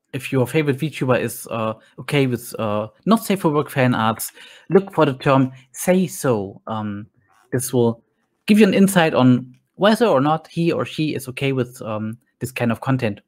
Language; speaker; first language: English; non-native, fluent; German